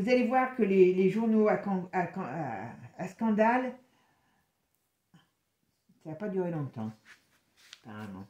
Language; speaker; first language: French; native; French